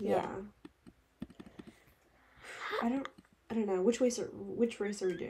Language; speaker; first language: English; native; English